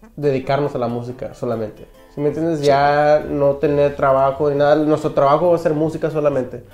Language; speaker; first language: Spanish; early bilingual, heritage; Spanish